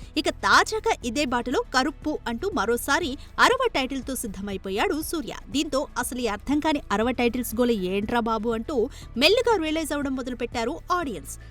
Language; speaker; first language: Telugu; native; Telugu